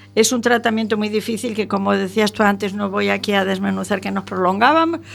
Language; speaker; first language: Spanish; native; Spanish